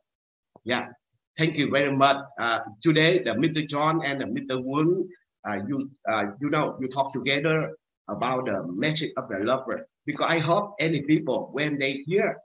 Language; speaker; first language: English; non-native, learner; Vietnamese